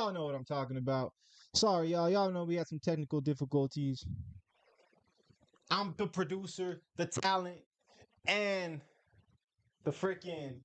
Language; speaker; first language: English; native; English